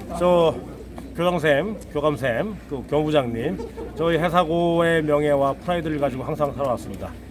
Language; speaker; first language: Korean; native; Korean